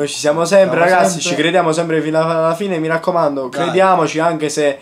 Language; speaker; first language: Italian; native; Italian